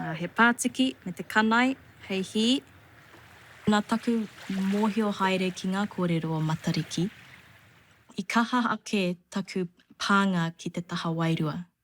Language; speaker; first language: Māori; non-native, local second language; Chinese